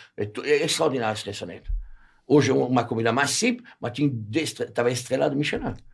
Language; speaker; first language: Portuguese; non-native, fluent; French